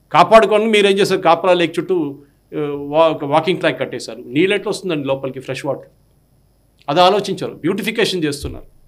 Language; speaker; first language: Telugu; non-native, local second language; Malayalam